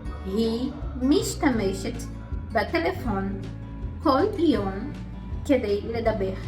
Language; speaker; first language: Hebrew; non-native, fluent; Portuguese